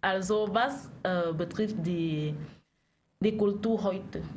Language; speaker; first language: German; non-native, fluent; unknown